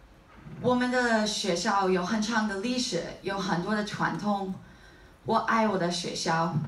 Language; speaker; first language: Chinese; non-native, learner; English